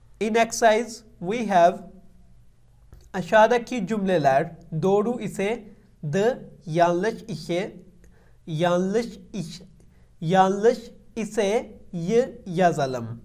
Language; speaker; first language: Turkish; non-native, learner; Urdu